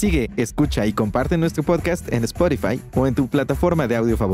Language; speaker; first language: Spanish; native; Spanish